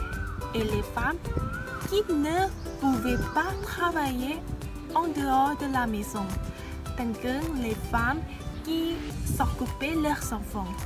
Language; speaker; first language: French; non-native, learner; Thai